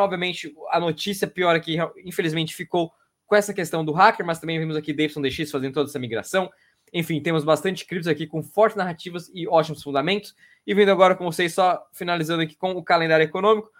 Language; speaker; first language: Portuguese; native; Portuguese